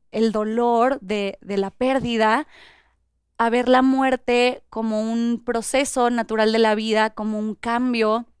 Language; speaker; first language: Spanish; native; Spanish